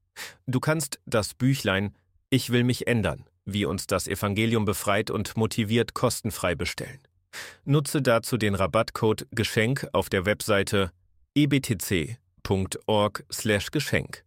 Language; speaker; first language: German; native; German